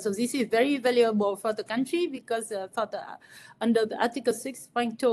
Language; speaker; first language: English; non-native, fluent; Vietnamese